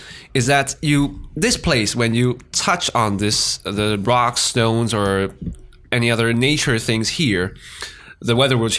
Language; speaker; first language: English; non-native, fluent; Chinese